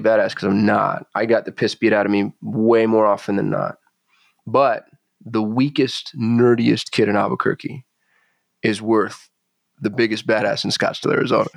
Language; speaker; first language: English; native; English